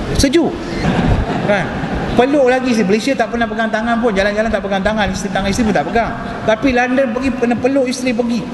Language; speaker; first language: Malay; non-native, local second language; Tamil